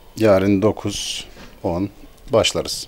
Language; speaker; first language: Turkish; native; Turkish